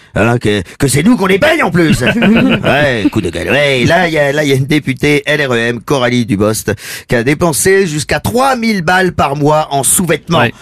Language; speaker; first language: French; native; French